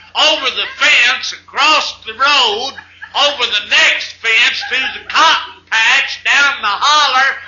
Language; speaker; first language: English; native; English